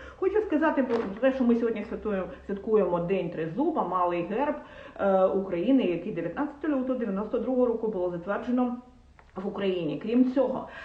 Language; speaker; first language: Ukrainian; non-native, local second language; Russian